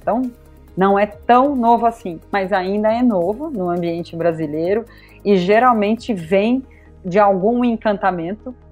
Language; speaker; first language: Portuguese; native; Portuguese